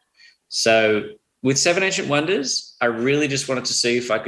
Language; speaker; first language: English; native; English